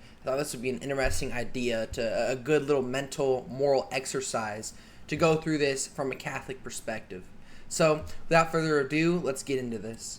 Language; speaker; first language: English; native; English